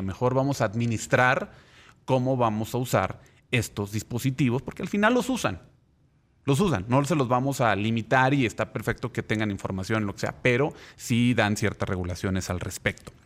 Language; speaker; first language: Spanish; native; Spanish